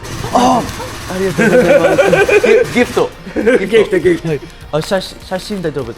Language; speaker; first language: Japanese; non-native, learner; English